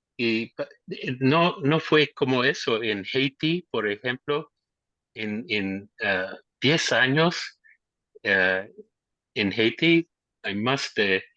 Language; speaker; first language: Spanish; non-native, learner; English